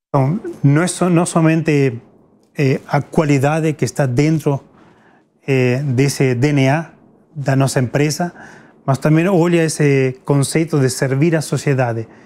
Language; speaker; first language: Portuguese; non-native, fluent; Spanish